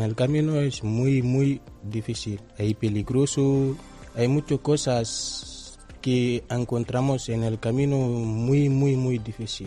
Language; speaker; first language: Spanish; non-native, learner; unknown